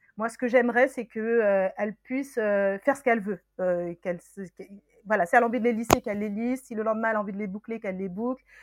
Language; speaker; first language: French; early bilingual, other home language; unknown